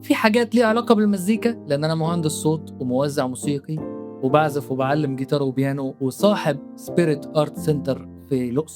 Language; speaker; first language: Arabic; native; Arabic